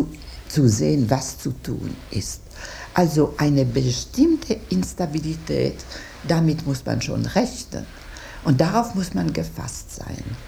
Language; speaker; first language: German; non-native, local second language; French